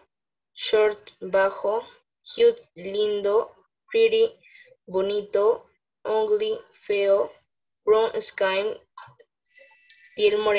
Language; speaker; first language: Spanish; native; Spanish